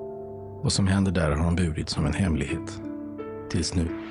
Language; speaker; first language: Swedish; native; Swedish